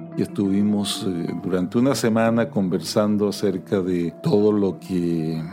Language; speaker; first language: Spanish; native; Spanish